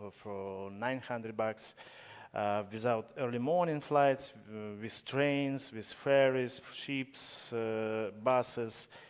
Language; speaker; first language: English; non-native, learner; Russian